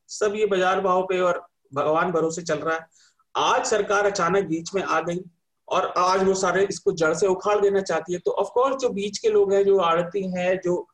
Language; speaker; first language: Hindi; native; Hindi